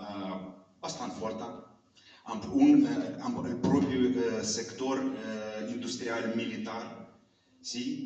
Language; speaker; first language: Catalan; non-native, fluent; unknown